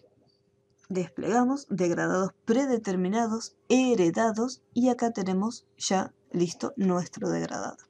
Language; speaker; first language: Spanish; native; Spanish